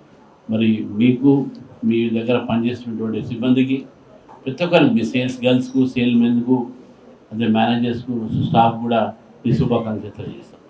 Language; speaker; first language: Telugu; native; Telugu